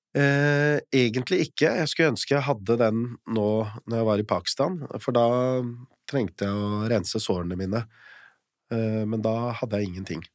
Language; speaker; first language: Norwegian; early bilingual, other home language; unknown